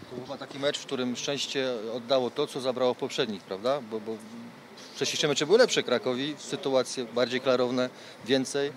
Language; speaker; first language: Polish; native; Polish